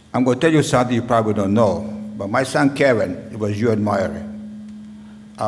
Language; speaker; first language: English; non-native, learner; Serbian